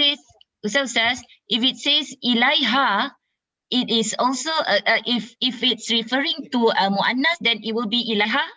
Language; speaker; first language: English; non-native, local second language; Malay